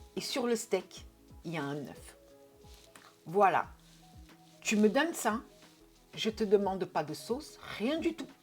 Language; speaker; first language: French; non-native, fluent; Portuguese